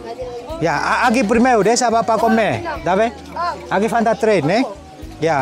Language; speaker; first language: Portuguese; non-native, learner; Vietnamese